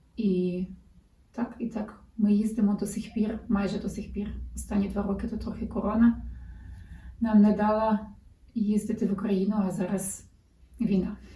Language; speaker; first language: Ukrainian; early bilingual, heritage; Ukrainian